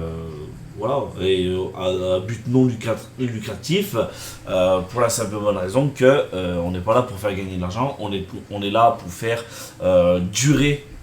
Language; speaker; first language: French; native; French